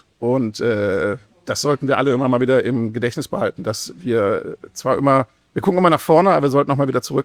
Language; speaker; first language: German; native; German